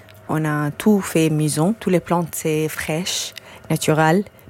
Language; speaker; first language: French; non-native, learner; Arabic